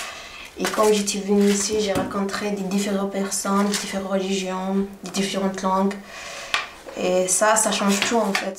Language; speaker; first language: French; non-native, learner; Arabic